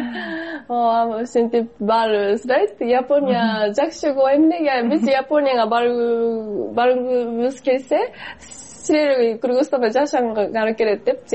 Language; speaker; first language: Kyrgyz; non-native, fluent; Japanese